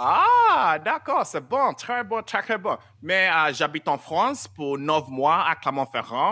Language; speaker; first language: French; non-native, learner; Yoruba